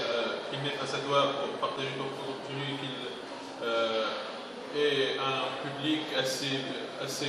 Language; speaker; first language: French; non-native, local second language; Arabic